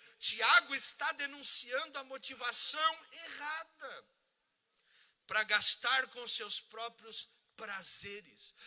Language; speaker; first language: Portuguese; native; Portuguese